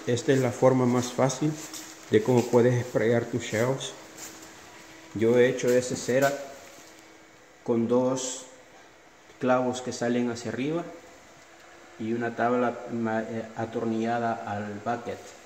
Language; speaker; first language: Spanish; native; Spanish